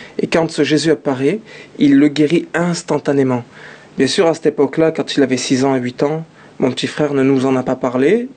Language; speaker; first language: French; early bilingual, other home language; Arabic